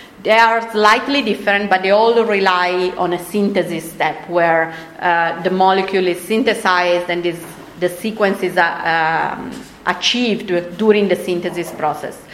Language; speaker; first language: English; non-native, fluent; Italian